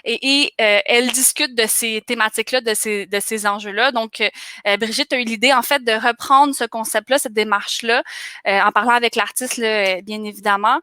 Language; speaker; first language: French; native; French